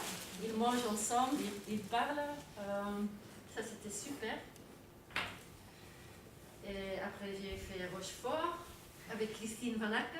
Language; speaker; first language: French; non-native, local second language; Dutch